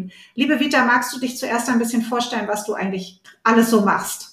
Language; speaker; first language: German; native; German